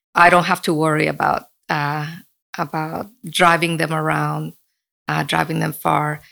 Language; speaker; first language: English; early bilingual, other home language; Spanish